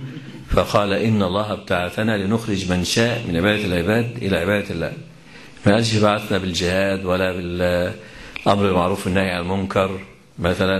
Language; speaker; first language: Arabic; native; Arabic